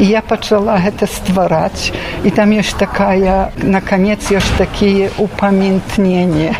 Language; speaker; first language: Belarusian; early bilingual, heritage; Belarusian